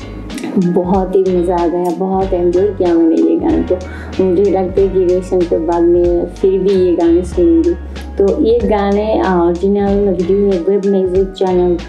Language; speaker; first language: Hindi; non-native, fluent; Bangla